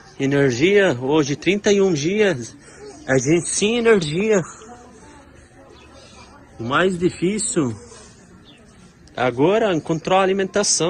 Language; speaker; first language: Portuguese; non-native, fluent; Arabic